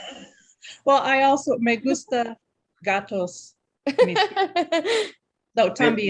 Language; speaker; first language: Spanish; non-native, learner; English